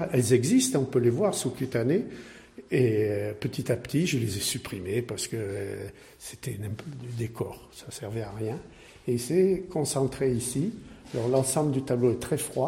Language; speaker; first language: French; native; French